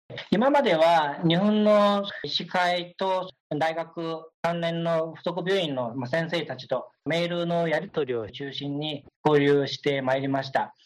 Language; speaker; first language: Japanese; non-native, fluent; Chinese